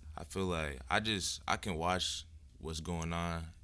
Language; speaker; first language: English; native; English